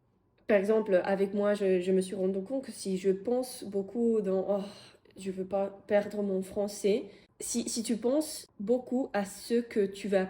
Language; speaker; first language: French; non-native, fluent; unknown